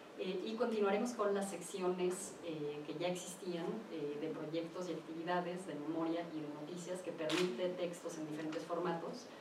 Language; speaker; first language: Spanish; native; Spanish